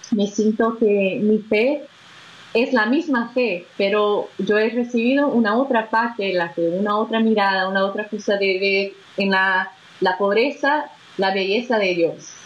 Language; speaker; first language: Spanish; non-native, fluent; Portuguese